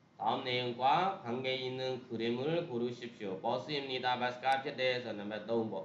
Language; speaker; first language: Korean; non-native, fluent; Burmese